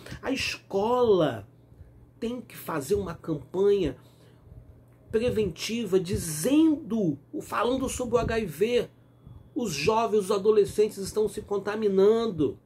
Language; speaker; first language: Portuguese; native; Portuguese